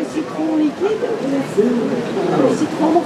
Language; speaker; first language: French; native; French